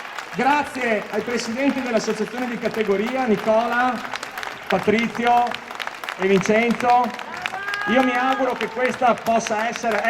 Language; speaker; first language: Italian; native; Italian